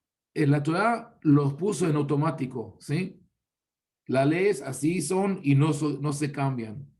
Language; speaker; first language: Spanish; non-native, fluent; Hebrew